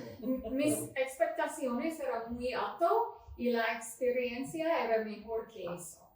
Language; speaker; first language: Spanish; non-native, fluent; English